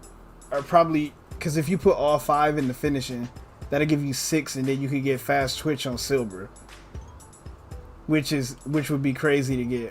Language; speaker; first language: English; native; English